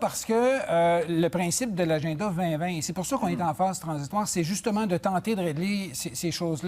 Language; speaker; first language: French; native; French